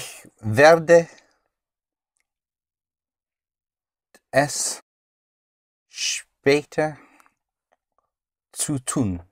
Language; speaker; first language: German; non-native, learner; English